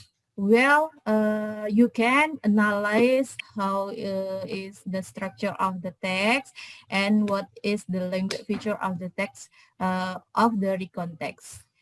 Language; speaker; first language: English; non-native, fluent; Indonesian